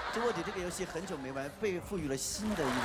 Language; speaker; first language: Chinese; native; Chinese